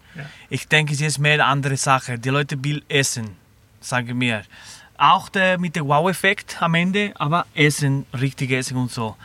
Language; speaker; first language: German; non-native, learner; Spanish